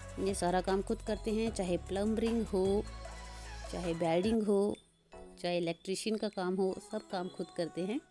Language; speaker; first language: Hindi; native; Hindi